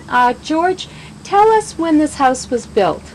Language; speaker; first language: English; native; English